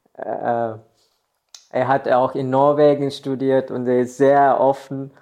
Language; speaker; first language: German; non-native, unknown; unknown